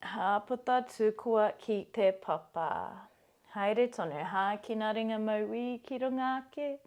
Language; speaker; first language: Māori; non-native, local second language; English